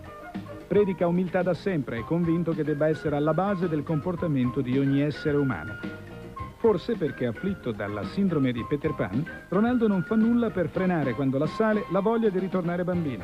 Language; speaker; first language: Italian; native; Italian